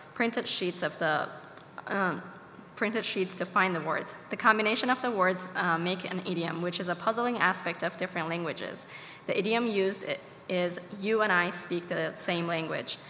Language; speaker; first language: English; non-native, fluent; Persian